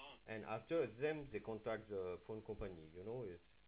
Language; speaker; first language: English; non-native, learner; French